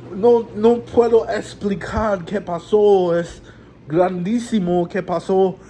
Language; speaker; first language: Spanish; non-native, learner; English